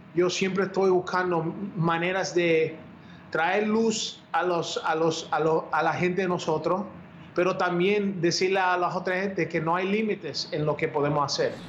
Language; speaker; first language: Spanish; early bilingual, heritage; Spanish